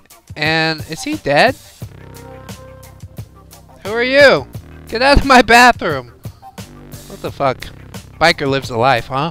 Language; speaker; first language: English; native; English